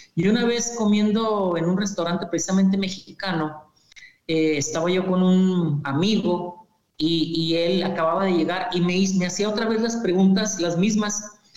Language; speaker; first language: Spanish; native; Spanish